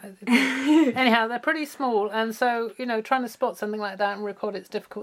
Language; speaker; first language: English; native; English